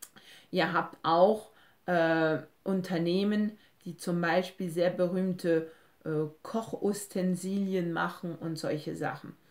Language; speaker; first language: German; non-native, fluent; French